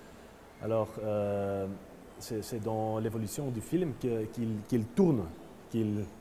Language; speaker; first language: French; non-native, local second language; Dutch